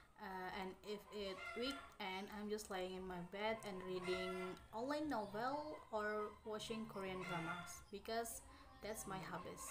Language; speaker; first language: English; non-native, learner; Indonesian